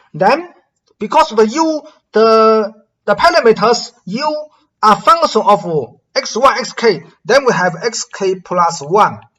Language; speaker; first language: English; non-native, fluent; Chinese